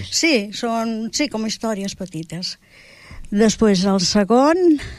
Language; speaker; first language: Catalan; non-native, local second language; Spanish